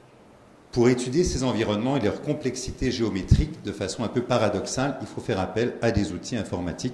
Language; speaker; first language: French; native; French